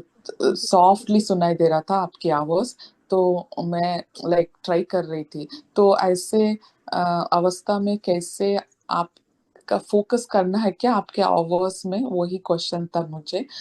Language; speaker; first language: Hindi; non-native, local second language; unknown